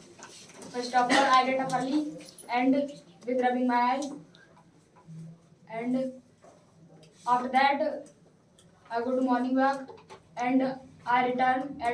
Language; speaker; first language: English; non-native, learner; Hindi